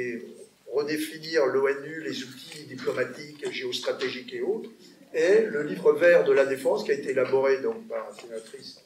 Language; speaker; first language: French; native; French